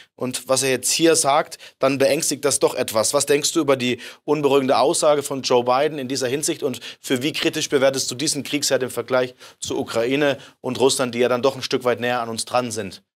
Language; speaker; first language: German; native; German